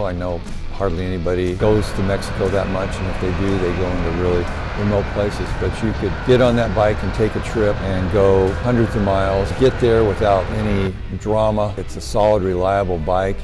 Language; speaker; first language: English; native; English